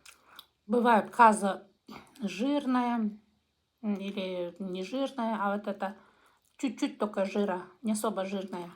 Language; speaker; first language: Russian; non-native, local second language; Kazakh